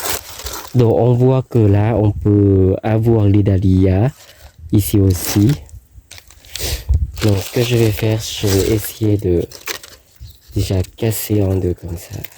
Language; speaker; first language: French; non-native, learner; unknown